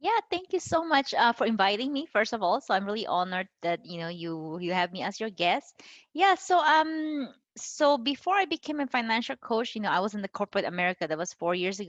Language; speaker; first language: English; non-native, local second language; Filipino